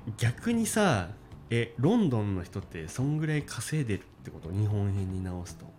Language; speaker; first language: Japanese; native; Japanese